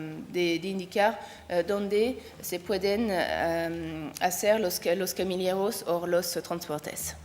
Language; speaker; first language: Spanish; non-native, learner; French